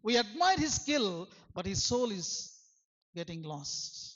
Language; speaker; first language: English; non-native, local second language; Telugu